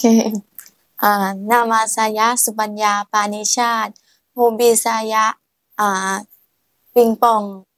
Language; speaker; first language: Indonesian; non-native, learner; Thai